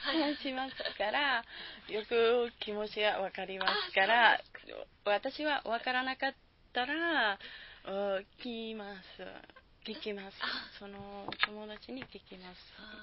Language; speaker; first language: Japanese; non-native, learner; Spanish